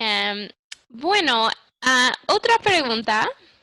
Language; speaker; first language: Spanish; early bilingual, heritage; English